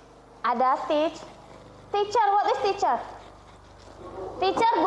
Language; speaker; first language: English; non-native, learner; Indonesian